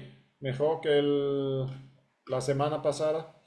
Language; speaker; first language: Spanish; non-native, fluent; English